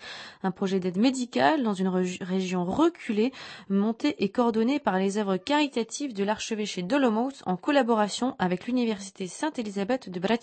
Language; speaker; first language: French; native; French